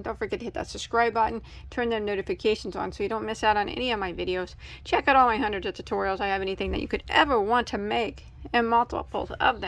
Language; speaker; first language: English; native; English